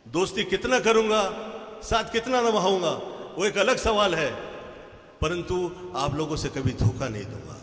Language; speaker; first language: Hindi; non-native, local second language; Marathi